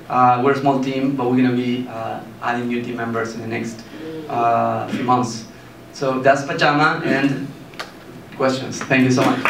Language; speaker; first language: English; non-native, fluent; Spanish